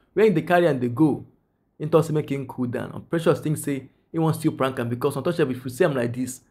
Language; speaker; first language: Nigerian Pidgin; native; Nigerian Pidgin